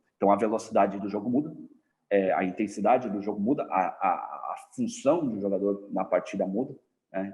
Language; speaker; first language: Portuguese; native; Portuguese